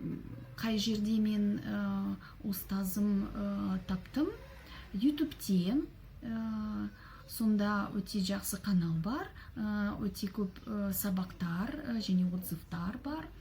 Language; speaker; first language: Kazakh; non-native, learner; Russian